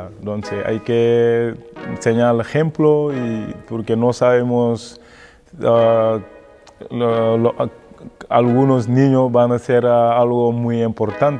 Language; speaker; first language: Spanish; non-native, fluent; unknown